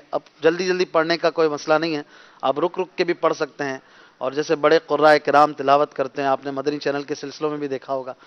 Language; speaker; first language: Urdu; native; Urdu